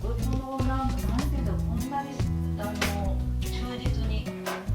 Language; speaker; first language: Japanese; native; Japanese